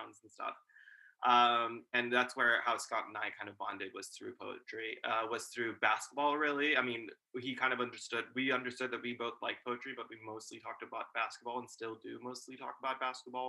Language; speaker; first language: English; early bilingual, other home language; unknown